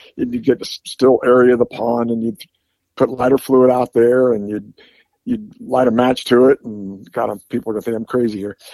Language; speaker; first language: English; native; English